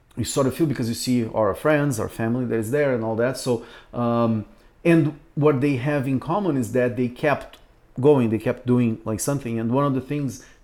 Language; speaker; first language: English; non-native, fluent; Portuguese